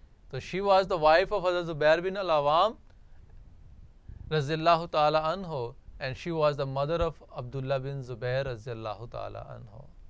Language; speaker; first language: English; non-native, local second language; Urdu